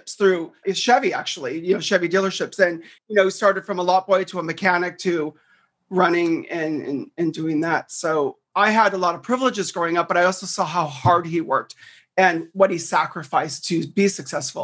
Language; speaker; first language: English; native; English